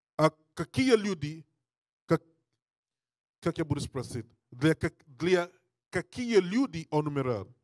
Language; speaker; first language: Russian; non-native, learner; English